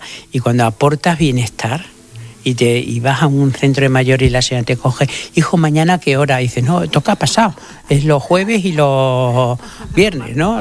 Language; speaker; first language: Spanish; native; Spanish